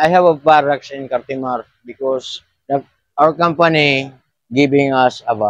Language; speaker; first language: English; non-native, learner; Filipino